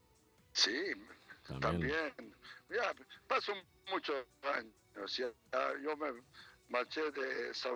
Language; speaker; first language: Spanish; non-native, learner; Serbian